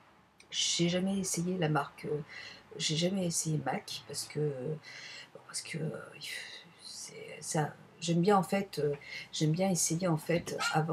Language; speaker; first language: French; native; French